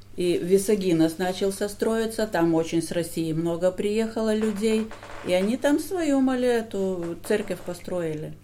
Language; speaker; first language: Russian; native; Russian